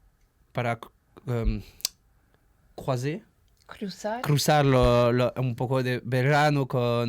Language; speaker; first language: Spanish; non-native, learner; French